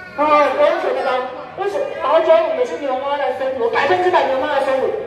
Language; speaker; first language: Chinese; native; Chinese